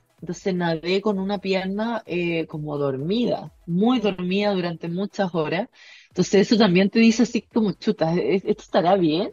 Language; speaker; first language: Spanish; native; Spanish